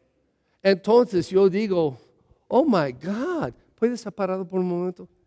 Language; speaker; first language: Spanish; early bilingual, heritage; English